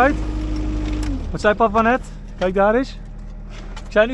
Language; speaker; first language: Dutch; native; Dutch